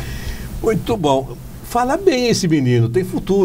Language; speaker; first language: Portuguese; native; Portuguese